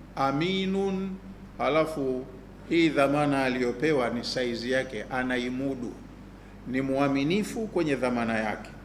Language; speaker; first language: Swahili; native; Swahili